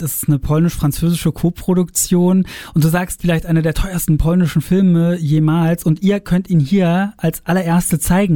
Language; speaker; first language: German; native; German